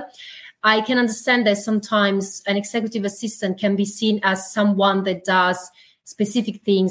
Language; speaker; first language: English; non-native, fluent; Italian